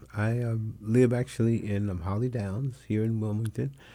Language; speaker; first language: English; non-native, fluent; Spanish